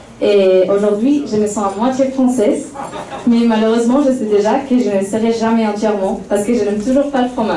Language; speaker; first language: French; non-native, fluent; Spanish